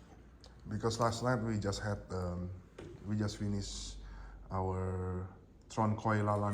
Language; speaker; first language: English; non-native, fluent; Indonesian